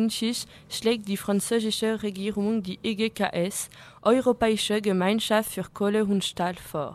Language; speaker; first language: German; non-native, learner; French